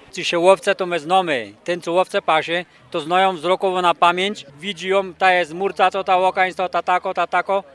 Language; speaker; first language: Polish; native; Polish